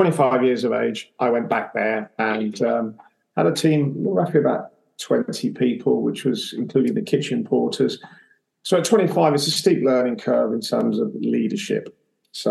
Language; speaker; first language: English; native; English